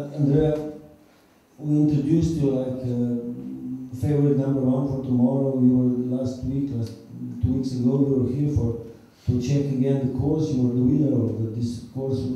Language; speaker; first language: English; non-native, fluent; Slovenian